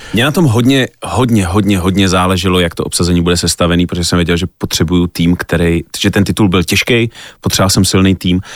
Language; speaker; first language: Czech; native; Czech